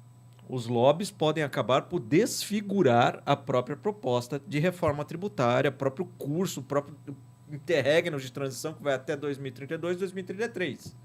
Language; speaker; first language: Portuguese; native; Portuguese